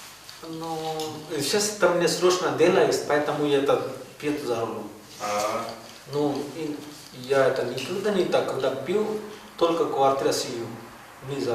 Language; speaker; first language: Russian; non-native, local second language; Kyrgyz